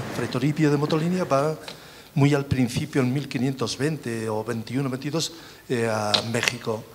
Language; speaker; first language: Spanish; native; Spanish